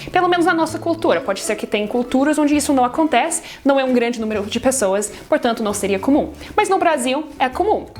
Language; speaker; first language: Portuguese; non-native, fluent; English